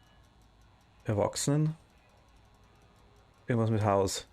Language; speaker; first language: German; native; German